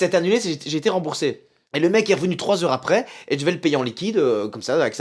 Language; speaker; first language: French; native; French